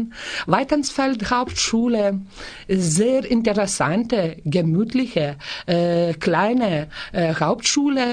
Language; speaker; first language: German; non-native, learner; Lithuanian